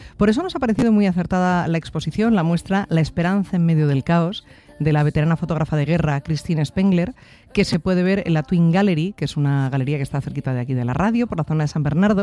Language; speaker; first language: Spanish; native; Spanish